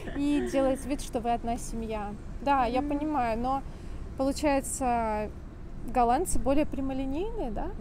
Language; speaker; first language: Russian; native; Russian